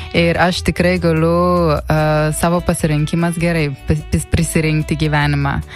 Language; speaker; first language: Lithuanian; non-native, learner; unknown